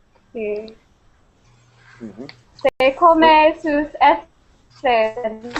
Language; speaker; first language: Spanish; non-native, learner; English